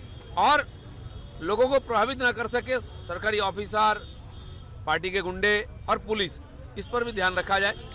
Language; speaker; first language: Hindi; non-native, local second language; Bangla